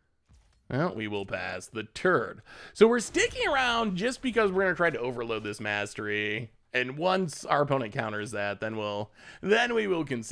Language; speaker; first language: English; native; English